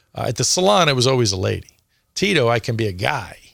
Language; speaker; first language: English; native; English